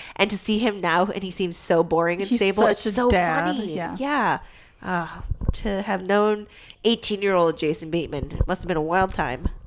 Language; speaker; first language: English; early bilingual, other home language; Chinese